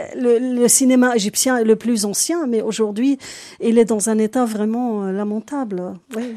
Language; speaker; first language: French; non-native, local second language; Arabic